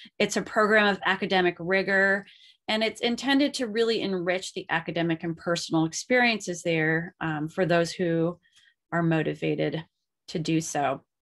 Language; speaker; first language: English; native; English